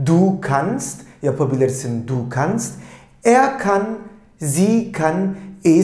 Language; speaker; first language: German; non-native, fluent; Turkish